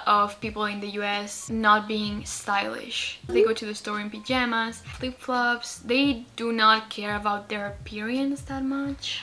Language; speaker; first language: English; non-native, fluent; Spanish